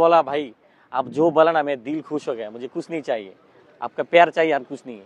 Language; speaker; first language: Hindi; non-native, learner; Bangla